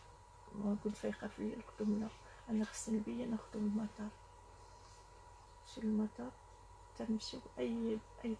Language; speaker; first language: Arabic; native; Arabic